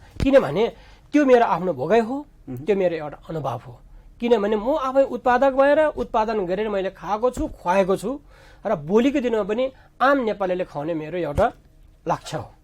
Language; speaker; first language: Nepali; non-native, local second language; Sherpa